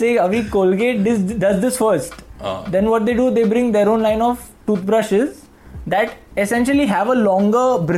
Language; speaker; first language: English; non-native, local second language; Hindi